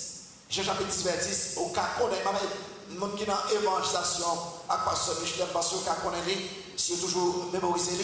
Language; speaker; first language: French; non-native, local second language; Haitian Creole